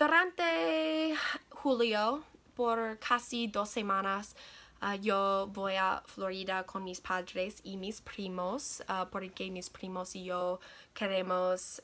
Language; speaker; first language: Spanish; non-native, learner; English